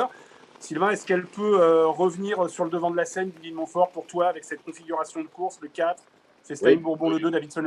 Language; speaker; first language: French; native; French